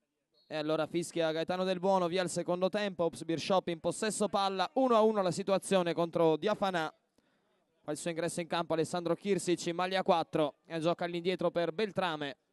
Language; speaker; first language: Italian; native; Italian